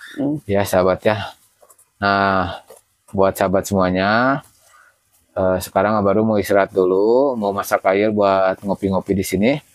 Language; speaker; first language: Indonesian; non-native, local second language; Sundanese